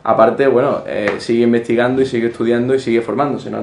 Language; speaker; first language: Spanish; native; Spanish